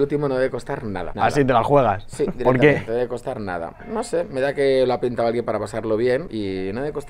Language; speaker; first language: Spanish; native; Spanish